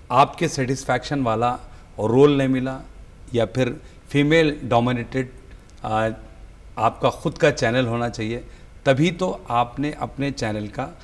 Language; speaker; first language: Hindi; native; Hindi